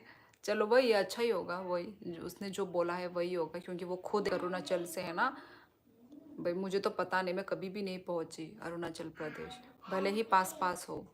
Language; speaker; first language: Hindi; non-native, local second language; Kok Borok